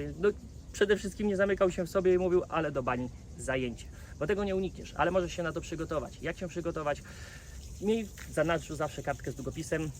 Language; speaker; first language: Polish; native; Polish